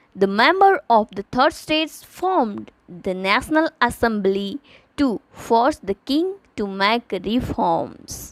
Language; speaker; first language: English; non-native, local second language; Gujarati